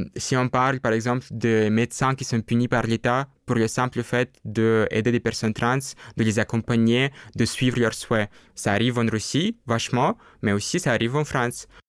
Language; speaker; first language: French; non-native, fluent; Russian